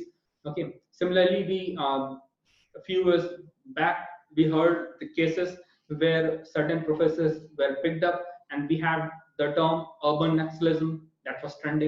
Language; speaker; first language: English; non-native, local second language; Hindi